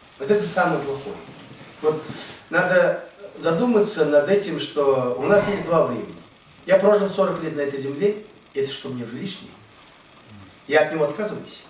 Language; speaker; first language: Russian; non-native, local second language; Buriat